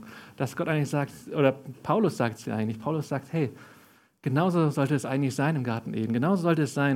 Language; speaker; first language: German; native; German